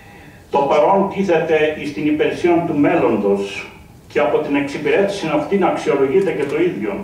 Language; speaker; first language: Greek; native; Greek